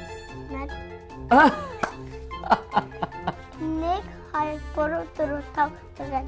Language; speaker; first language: Mongolian; early bilingual, heritage; Mongolian